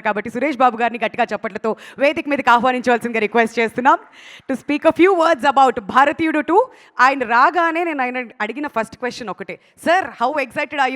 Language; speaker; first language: Telugu; native; Telugu